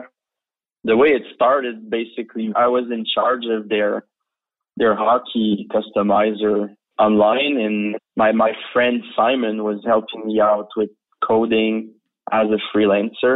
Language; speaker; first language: English; native; English